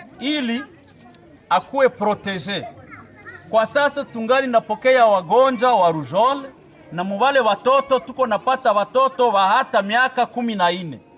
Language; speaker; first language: Swahili; native; Swahili